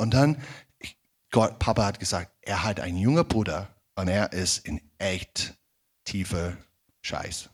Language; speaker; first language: German; non-native, fluent; English